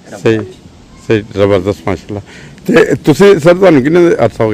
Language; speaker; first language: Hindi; non-native, local second language; Punjabi